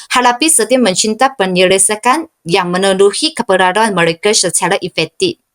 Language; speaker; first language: Malay; non-native, local second language; Chinese